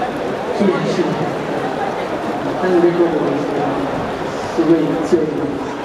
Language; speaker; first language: Japanese; non-native, learner; Italian